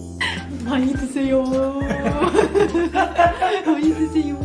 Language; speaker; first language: Korean; non-native, learner; Polish